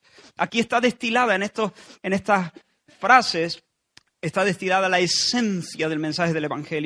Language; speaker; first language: Spanish; native; Spanish